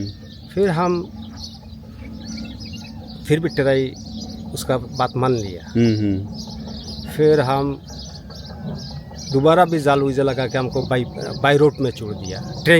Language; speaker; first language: Hindi; non-native, learner; Bangla